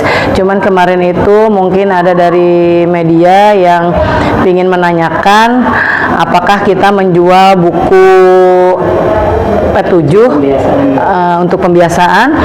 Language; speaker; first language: Indonesian; native; Indonesian